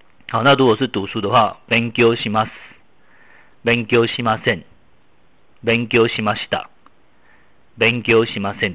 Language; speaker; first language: Japanese; non-native, fluent; Chinese